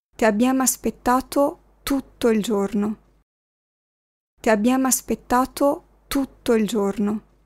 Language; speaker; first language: Italian; non-native, fluent; Arabic